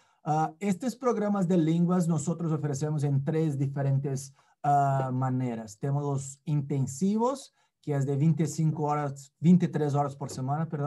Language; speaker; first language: Spanish; non-native, fluent; Portuguese